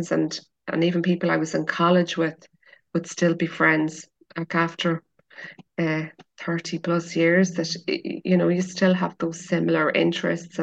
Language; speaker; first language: English; native; English